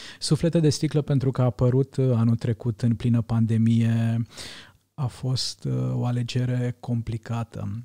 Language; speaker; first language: Romanian; non-native, local second language; Hungarian